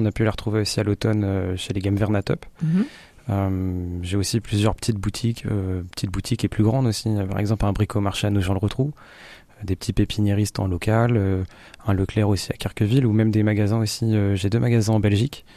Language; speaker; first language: French; native; French